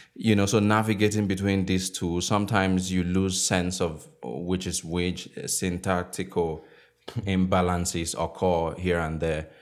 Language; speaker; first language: English; non-native, local second language; Igbo